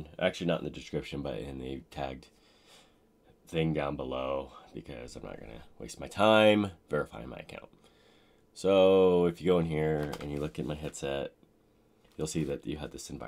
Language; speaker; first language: English; native; English